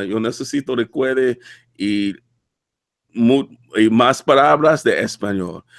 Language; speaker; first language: Spanish; non-native, learner; English